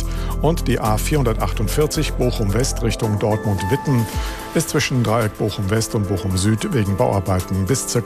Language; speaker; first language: German; native; German